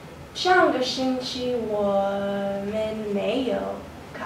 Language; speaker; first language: Chinese; non-native, learner; English